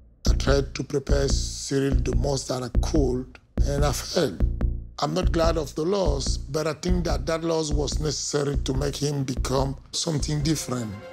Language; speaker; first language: English; non-native, fluent; French